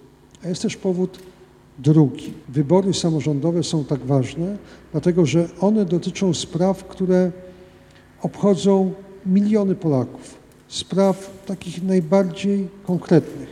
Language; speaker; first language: Polish; native; Polish